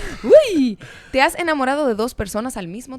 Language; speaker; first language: Spanish; native; Spanish